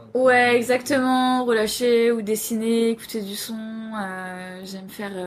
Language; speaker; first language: French; native; French